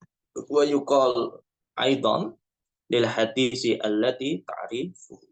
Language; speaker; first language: Arabic; non-native, fluent; Indonesian